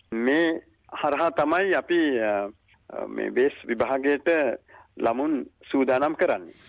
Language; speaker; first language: Sinhala; native; Sinhala